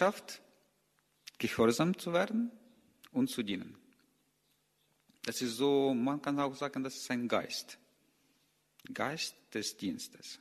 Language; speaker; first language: German; non-native, learner; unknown